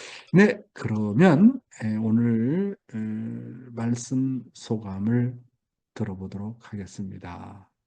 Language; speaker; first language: Korean; native; Korean